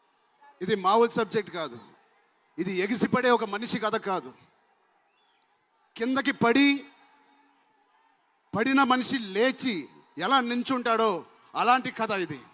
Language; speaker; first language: Telugu; native; Telugu